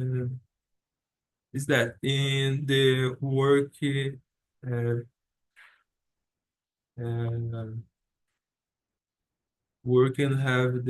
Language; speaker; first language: English; non-native, learner; Portuguese